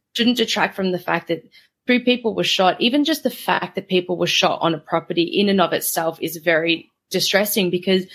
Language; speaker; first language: English; native; English